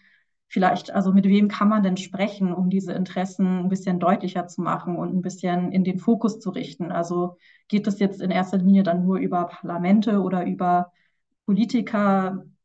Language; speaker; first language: German; native; German